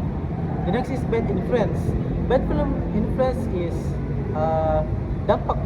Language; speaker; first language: English; non-native, learner; Indonesian